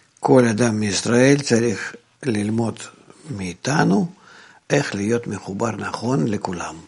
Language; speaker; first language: Hebrew; non-native, fluent; Russian